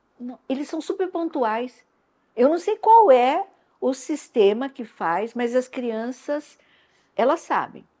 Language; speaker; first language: Portuguese; non-native, local second language; Japanese